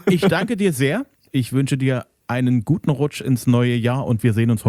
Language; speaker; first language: German; native; German